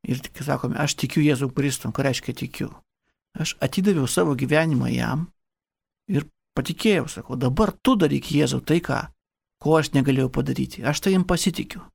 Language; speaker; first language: Lithuanian; native; Lithuanian